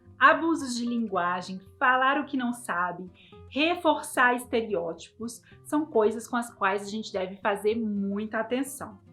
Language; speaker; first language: Portuguese; native; Portuguese